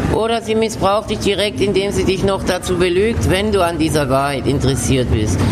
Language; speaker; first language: German; native; German